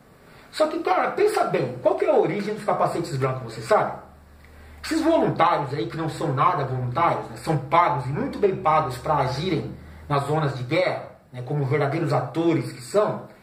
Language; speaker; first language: Portuguese; native; Portuguese